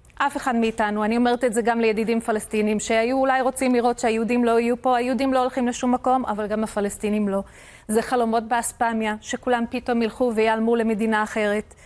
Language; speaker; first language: Hebrew; non-native, fluent; English